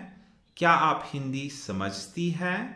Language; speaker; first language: Hindi; non-native, fluent; English